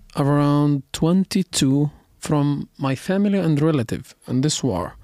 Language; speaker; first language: English; non-native, learner; Arabic